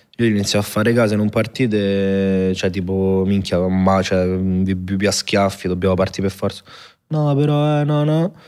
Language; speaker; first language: Italian; native; Italian